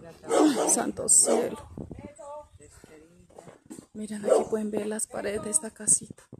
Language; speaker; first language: Spanish; native; Spanish